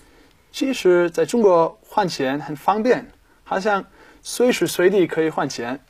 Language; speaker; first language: Chinese; non-native, fluent; German